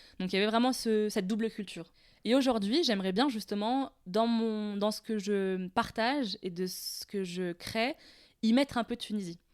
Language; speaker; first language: French; non-native, local second language; Arabic